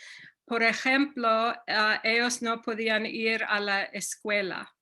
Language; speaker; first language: Spanish; non-native, fluent; English